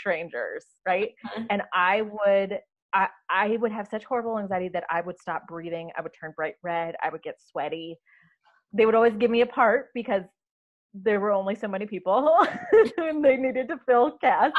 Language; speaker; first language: English; native; English